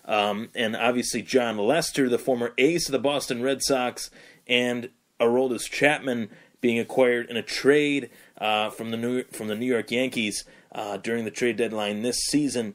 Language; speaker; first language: English; native; English